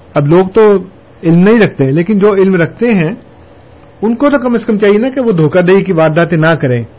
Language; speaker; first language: Urdu; native; Urdu